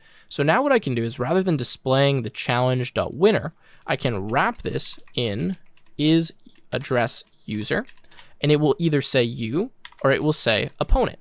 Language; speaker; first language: English; native; English